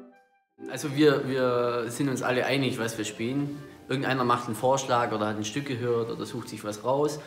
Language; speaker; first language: German; native; German